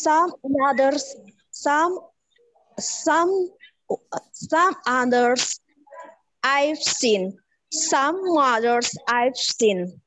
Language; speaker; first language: English; non-native, learner; Indonesian